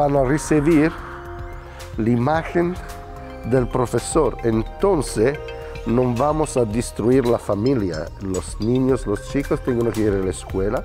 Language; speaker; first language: Spanish; non-native, learner; Italian